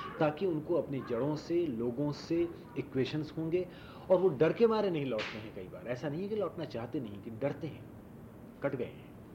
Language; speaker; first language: Hindi; non-native, local second language; Marwari